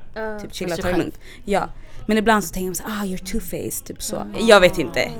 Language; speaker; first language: Swedish; native; Swedish